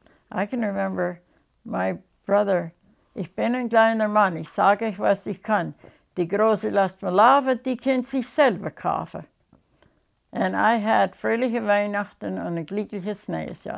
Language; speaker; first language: German; early bilingual, heritage; German